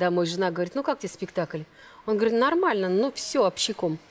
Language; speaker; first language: Russian; native; Russian